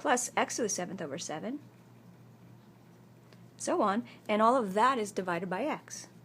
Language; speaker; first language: English; native; English